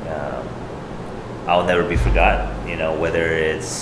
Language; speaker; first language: English; native; English